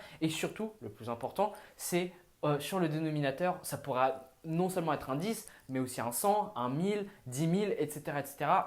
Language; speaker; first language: French; native; French